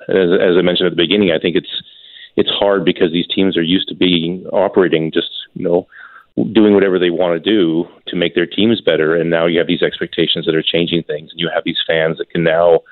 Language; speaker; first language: English; native; English